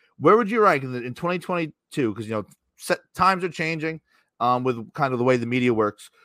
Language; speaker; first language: English; native; English